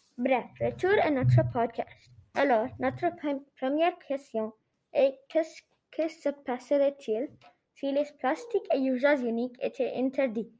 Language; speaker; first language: French; non-native, learner; English